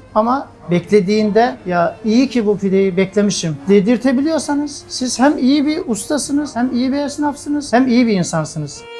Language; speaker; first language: Turkish; native; Turkish